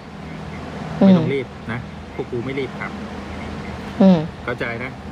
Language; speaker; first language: Thai; native; Thai